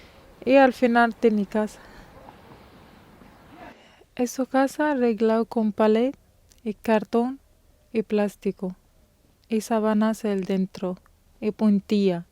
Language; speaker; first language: Spanish; non-native, learner; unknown